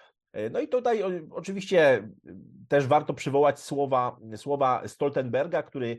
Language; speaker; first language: Polish; native; Polish